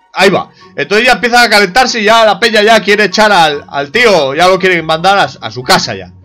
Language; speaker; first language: Spanish; native; Spanish